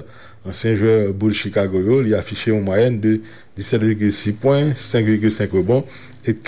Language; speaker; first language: French; non-native, local second language; Haitian Creole